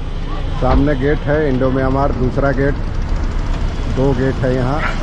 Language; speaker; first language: Hindi; native; Hindi